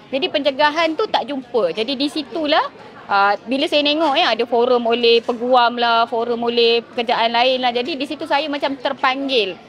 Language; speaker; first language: Malay; non-native, local second language; Tamil